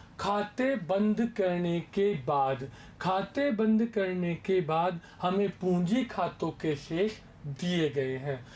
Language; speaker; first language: Hindi; native; Hindi